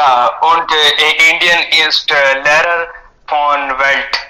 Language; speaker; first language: German; non-native, learner; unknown